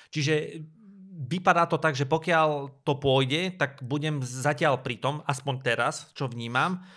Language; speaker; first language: Slovak; native; Slovak